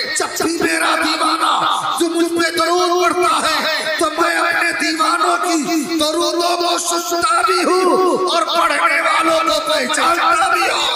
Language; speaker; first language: Hindi; native; Hindi